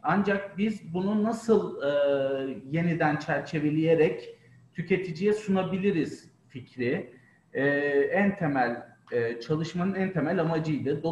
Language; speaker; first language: Turkish; native; Turkish